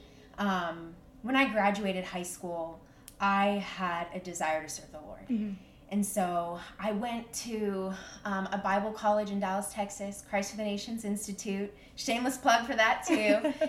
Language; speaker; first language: English; native; English